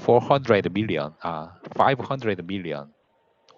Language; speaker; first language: English; non-native, learner; Korean